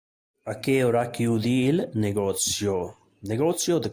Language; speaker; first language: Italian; non-native, learner; Urdu